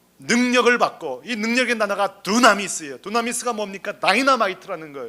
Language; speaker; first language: Korean; native; Korean